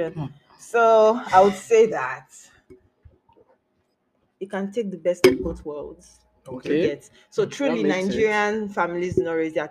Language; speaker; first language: English; non-native, local second language; Yoruba